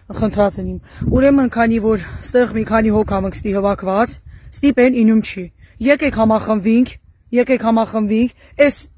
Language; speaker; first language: Armenian; native; Armenian